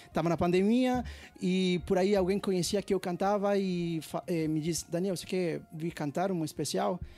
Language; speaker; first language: Portuguese; non-native, fluent; Spanish